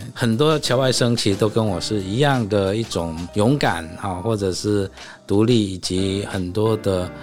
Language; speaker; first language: Chinese; non-native, fluent; Cantonese